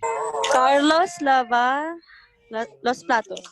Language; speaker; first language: Spanish; non-native, learner; Filipino